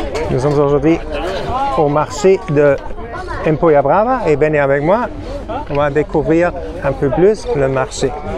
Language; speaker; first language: French; non-native, learner; German